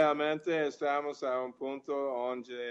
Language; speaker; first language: Portuguese; non-native, fluent; English